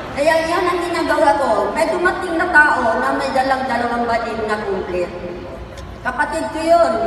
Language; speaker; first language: Filipino; non-native, local second language; Cebuano